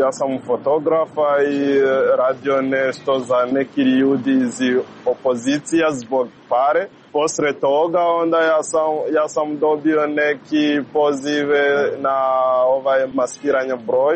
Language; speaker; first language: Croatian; non-native, learner; Rundi